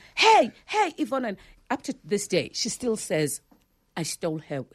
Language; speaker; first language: English; non-native, local second language; Zulu